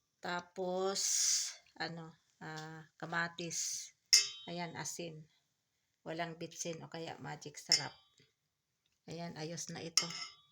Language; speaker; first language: Filipino; non-native, local second language; Iloko